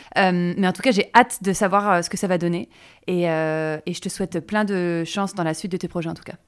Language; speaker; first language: French; native; French